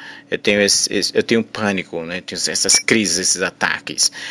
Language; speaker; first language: Portuguese; native; Portuguese